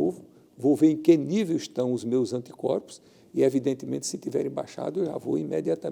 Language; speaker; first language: Portuguese; native; Portuguese